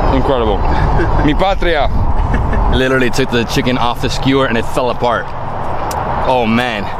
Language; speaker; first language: English; native; English